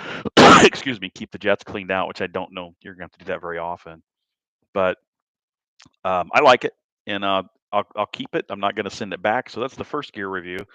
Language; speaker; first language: English; native; English